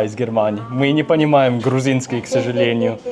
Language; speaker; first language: Russian; non-native, learner; German